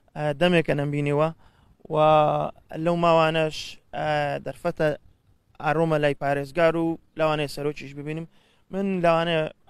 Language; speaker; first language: Central Kurdish; early bilingual, heritage; Central Kurdish